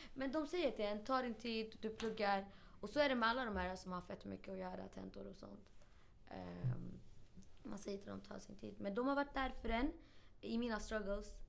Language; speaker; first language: Swedish; early bilingual, other home language; Arabic